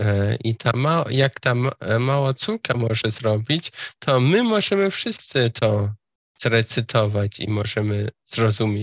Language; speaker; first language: Polish; non-native, fluent; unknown